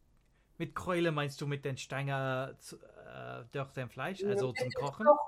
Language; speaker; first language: German; non-native, learner; English